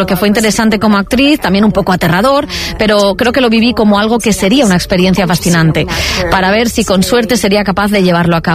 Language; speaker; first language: Spanish; native; Spanish